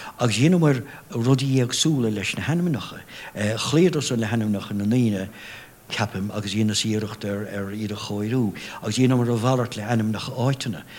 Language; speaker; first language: Irish; non-native, local second language; English